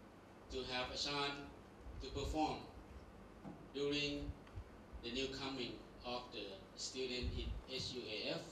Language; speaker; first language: English; non-native, learner; Thai